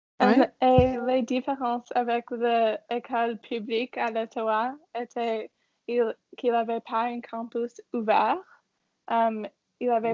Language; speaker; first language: French; non-native, learner; English